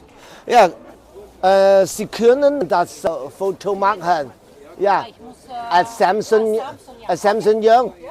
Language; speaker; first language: German; non-native, learner; Cantonese